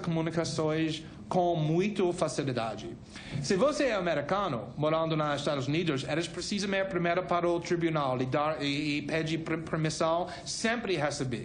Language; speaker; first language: Portuguese; non-native, fluent; English